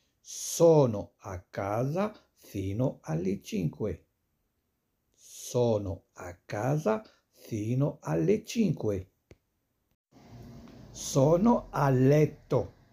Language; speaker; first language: Italian; non-native, fluent; Arabic